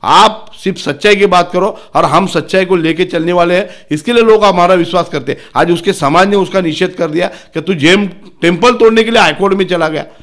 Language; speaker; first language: Hindi; non-native, local second language; Marathi